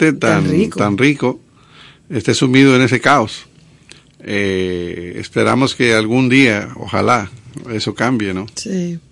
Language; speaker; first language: Spanish; native; Spanish